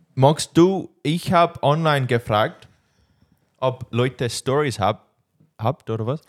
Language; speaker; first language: German; non-native, learner; English